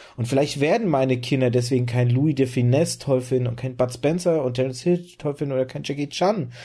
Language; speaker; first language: German; early bilingual, other home language; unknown